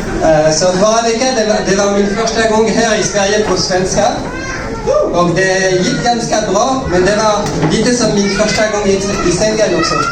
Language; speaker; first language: Swedish; non-native, learner; French